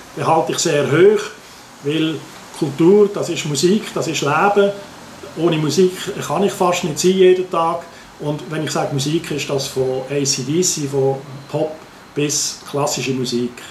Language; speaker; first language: German; native; German